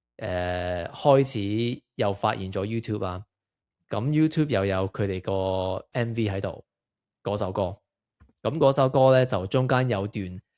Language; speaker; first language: Cantonese; native; Cantonese